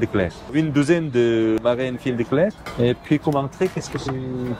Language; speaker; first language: French; non-native, learner; Korean